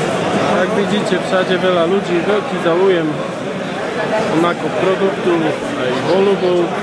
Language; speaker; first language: Polish; non-native, learner; Slovak